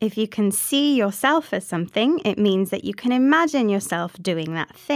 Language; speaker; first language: English; native; English